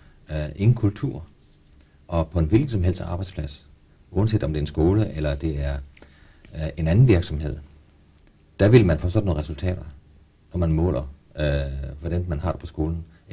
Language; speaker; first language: Danish; native; Danish